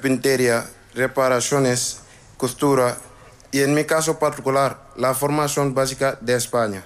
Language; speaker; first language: Spanish; non-native, learner; Wolof